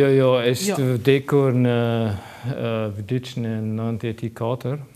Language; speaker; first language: Albanian; non-native, learner; German